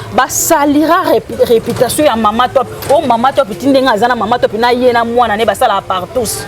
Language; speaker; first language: Lingala; native; Lingala